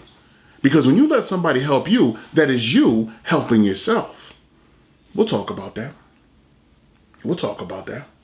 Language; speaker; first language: English; native; English